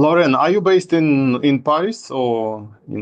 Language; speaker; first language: English; non-native, fluent; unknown